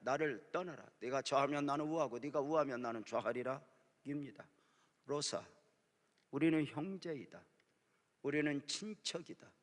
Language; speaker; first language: Korean; native; Korean